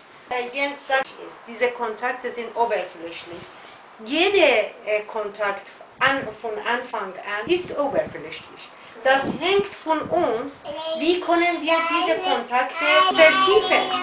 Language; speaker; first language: German; non-native, learner; Persian